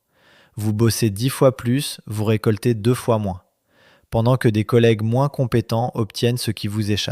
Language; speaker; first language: French; native; French